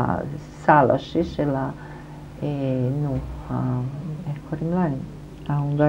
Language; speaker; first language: Hebrew; non-native, fluent; German